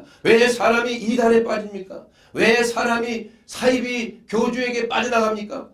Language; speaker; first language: Korean; native; Korean